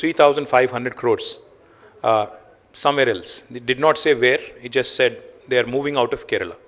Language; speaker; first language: English; non-native, local second language; Telugu